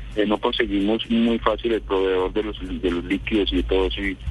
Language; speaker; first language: Spanish; native; Spanish